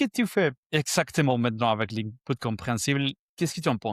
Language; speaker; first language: French; non-native, fluent; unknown